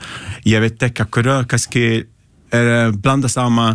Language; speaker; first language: Icelandic; non-native, learner; Italian